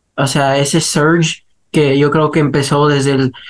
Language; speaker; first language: Spanish; early bilingual, heritage; Spanish